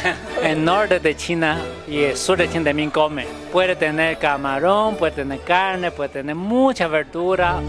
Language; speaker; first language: Spanish; non-native, learner; Chinese